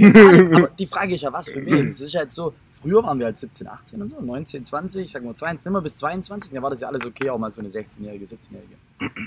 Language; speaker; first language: German; native; German